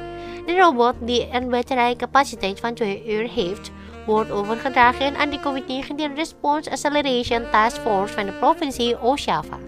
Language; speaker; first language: Dutch; non-native, learner; Indonesian